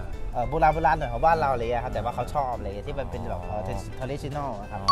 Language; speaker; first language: Thai; native; Thai